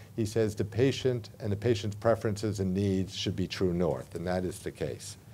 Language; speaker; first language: English; native; English